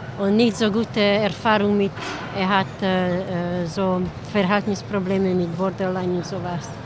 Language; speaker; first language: German; non-native, learner; Hungarian